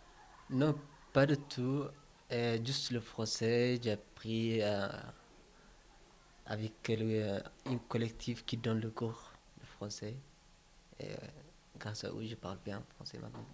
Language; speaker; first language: French; non-native, learner; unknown